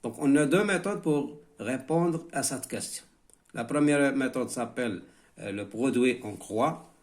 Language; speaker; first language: French; non-native, local second language; Arabic